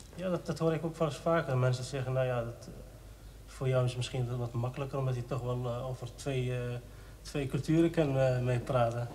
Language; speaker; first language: Dutch; non-native, fluent; Arabic